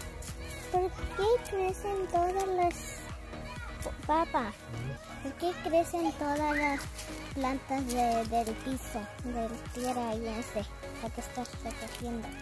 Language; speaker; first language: Spanish; early bilingual, heritage; Spanish